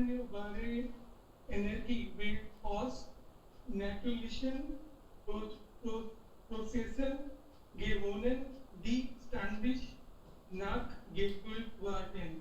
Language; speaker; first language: German; non-native, learner; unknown